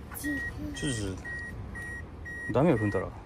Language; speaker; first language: Japanese; native; Japanese